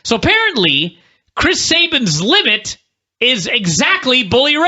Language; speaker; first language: English; native; English